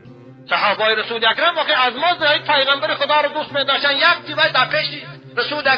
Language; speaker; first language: Persian; native; Persian